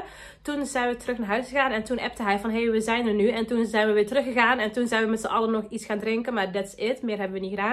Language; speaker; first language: Dutch; early bilingual, other home language; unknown